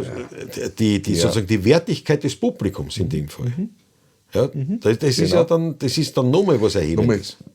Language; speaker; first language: German; native; German